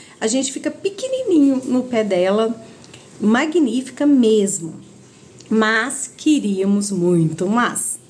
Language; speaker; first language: Portuguese; native; Portuguese